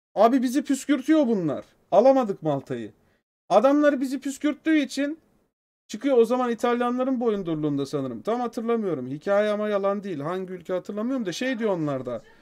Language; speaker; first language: Turkish; native; Turkish